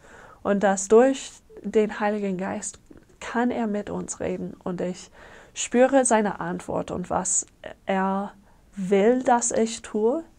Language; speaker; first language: German; non-native, fluent; English